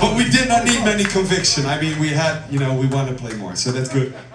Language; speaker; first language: English; non-native, fluent; Dutch